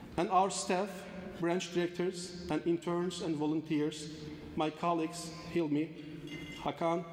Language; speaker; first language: English; non-native, fluent; Turkish